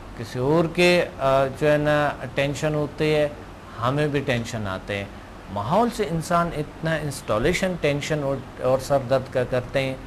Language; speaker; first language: Urdu; non-native, local second language; Pashto